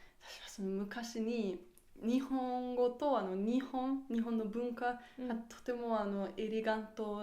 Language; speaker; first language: Japanese; non-native, learner; German